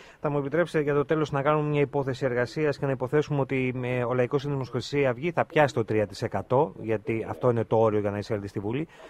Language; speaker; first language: Greek; native; Greek